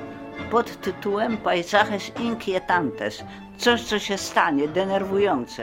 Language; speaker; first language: Polish; early bilingual, heritage; Polish